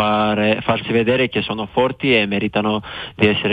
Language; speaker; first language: Italian; non-native, fluent; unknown